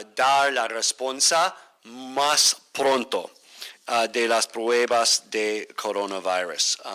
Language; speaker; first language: Spanish; non-native, fluent; English